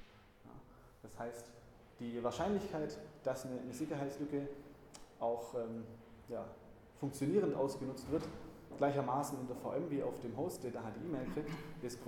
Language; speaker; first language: German; native; German